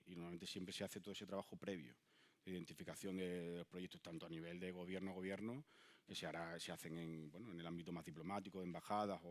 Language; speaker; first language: Spanish; native; Spanish